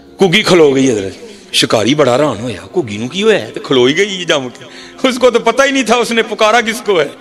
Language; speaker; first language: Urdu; non-native, local second language; Punjabi